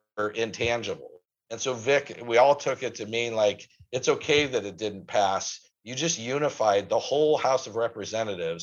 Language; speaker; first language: English; native; English